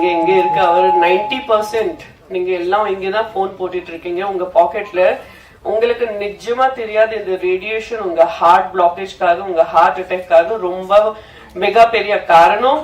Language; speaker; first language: Tamil; non-native, learner; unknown